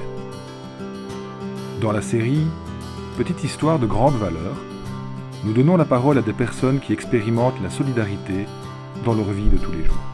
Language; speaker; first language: French; native; French